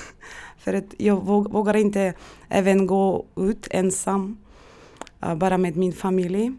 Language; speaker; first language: Swedish; non-native, fluent; Russian